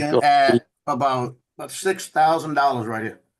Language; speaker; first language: English; native; English